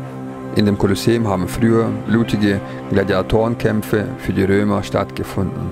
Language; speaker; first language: German; non-native, fluent; Russian